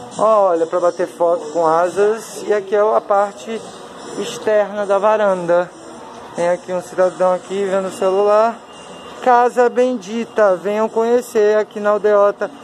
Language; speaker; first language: Portuguese; native; Portuguese